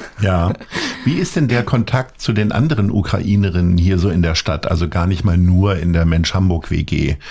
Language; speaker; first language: German; native; German